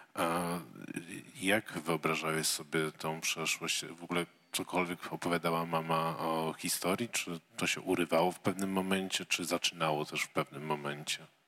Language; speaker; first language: Polish; native; Polish